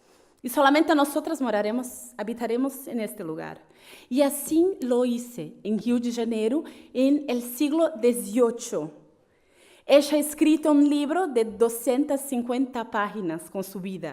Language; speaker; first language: Spanish; non-native, fluent; Portuguese